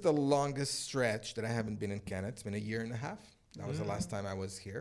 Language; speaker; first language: English; native; English